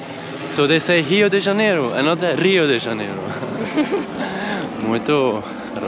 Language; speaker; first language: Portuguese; non-native, learner; German